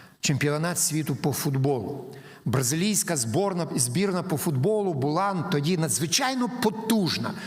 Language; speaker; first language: Ukrainian; native; Ukrainian